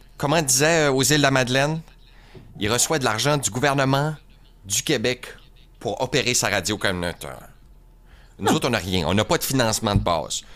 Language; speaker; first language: French; native; French